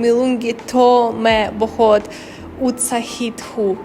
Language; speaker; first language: Hindi; non-native, learner; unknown